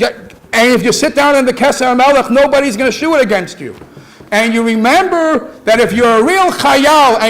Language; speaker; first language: English; native; English